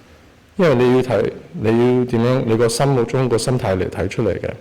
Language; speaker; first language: Cantonese; early bilingual, heritage; Cantonese